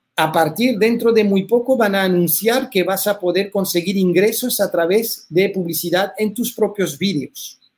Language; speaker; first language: Spanish; early bilingual, heritage; French